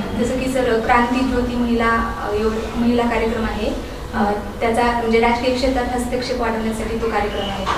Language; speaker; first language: Marathi; native; Marathi